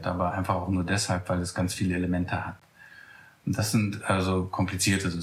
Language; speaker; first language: German; native; German